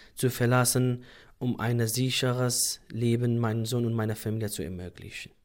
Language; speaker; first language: German; non-native, fluent; Arabic